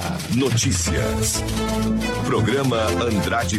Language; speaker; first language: Portuguese; native; Portuguese